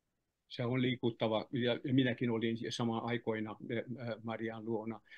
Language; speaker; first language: Finnish; non-native, fluent; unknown